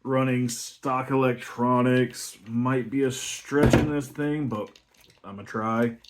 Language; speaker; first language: English; native; English